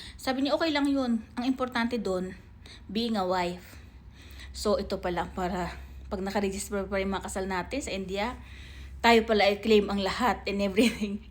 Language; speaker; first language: Filipino; native; Filipino